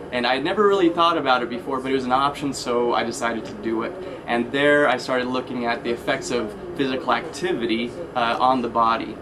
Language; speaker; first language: English; native; English